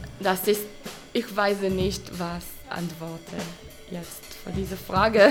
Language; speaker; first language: German; non-native, learner; Hebrew